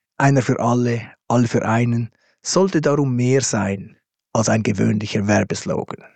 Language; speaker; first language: German; native; German